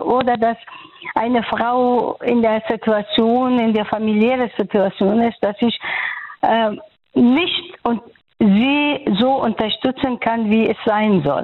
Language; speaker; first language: German; non-native, fluent; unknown